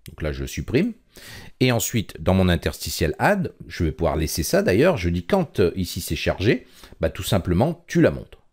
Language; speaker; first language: French; native; French